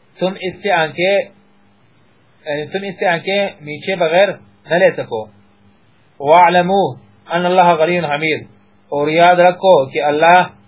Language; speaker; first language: Urdu; non-native, local second language; Pashto